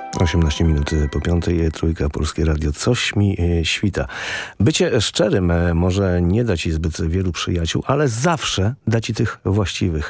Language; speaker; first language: Polish; native; Polish